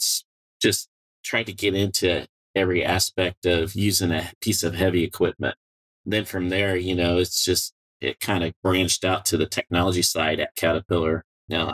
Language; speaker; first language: English; native; English